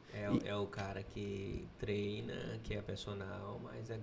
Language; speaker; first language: Portuguese; native; Portuguese